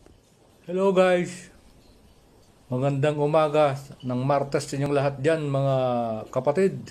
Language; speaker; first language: Filipino; native; Filipino